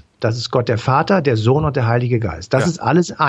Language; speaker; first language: German; native; German